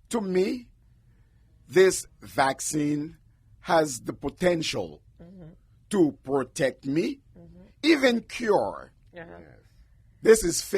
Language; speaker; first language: English; non-native, fluent; Haitian Creole